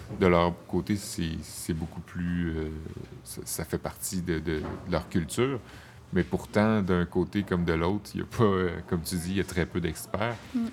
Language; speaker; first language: French; native; French